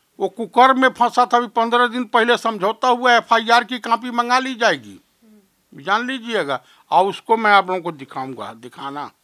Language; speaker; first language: Hindi; native; Hindi